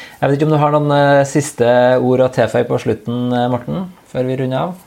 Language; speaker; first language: Norwegian; native; Norwegian